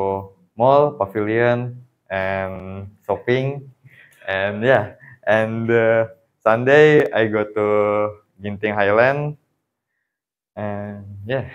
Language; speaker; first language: English; non-native, learner; Indonesian